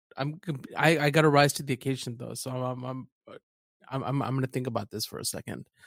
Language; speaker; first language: English; early bilingual, other home language; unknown